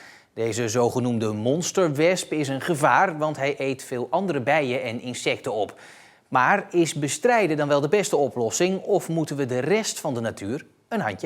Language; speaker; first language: Dutch; native; Dutch